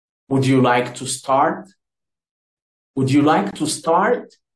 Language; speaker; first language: English; non-native, fluent; Amharic